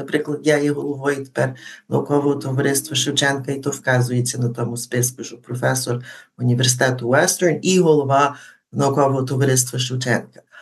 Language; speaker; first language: Ukrainian; early bilingual, heritage; Ukrainian